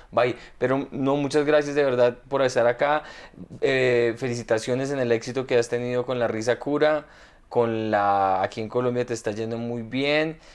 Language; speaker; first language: Spanish; native; Spanish